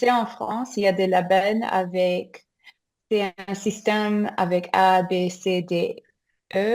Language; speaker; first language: French; non-native, learner; English